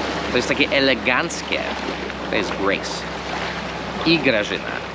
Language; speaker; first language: Polish; non-native, fluent; English